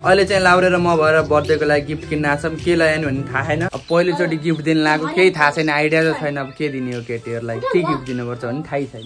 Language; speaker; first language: Nepali; native; Nepali